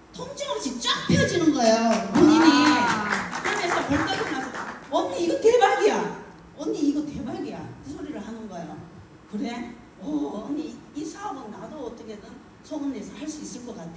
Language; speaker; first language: Korean; native; Korean